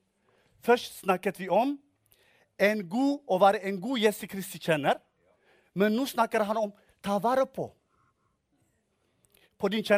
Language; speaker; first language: Norwegian; non-native, fluent; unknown